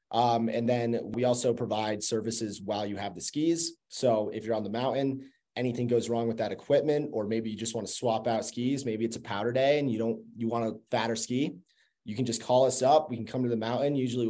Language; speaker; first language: English; native; English